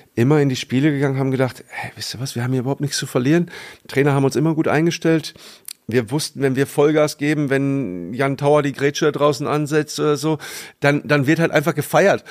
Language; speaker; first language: German; native; German